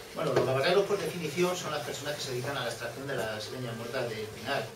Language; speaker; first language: Spanish; native; Spanish